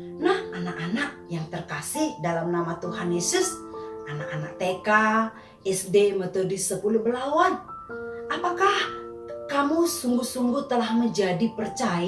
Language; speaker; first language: Indonesian; native; Indonesian